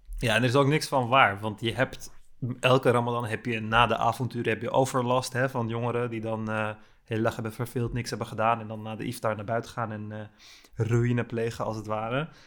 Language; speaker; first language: Dutch; early bilingual, other home language; Turkish